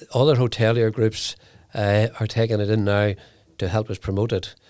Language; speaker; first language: English; native; English